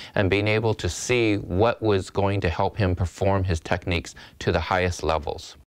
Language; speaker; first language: English; native; English